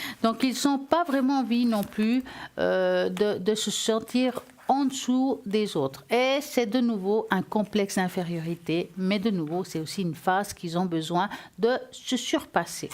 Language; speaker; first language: French; native; French